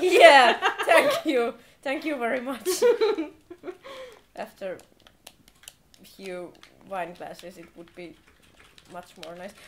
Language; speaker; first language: English; non-native, fluent; Finnish